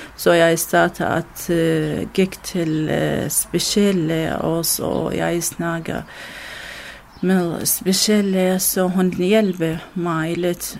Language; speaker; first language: Danish; non-native, learner; Arabic